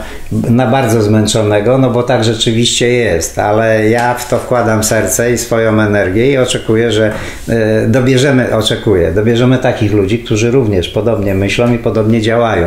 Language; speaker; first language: Polish; native; Polish